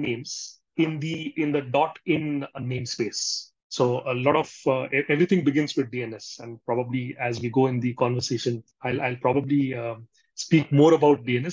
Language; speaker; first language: English; non-native, local second language; Marathi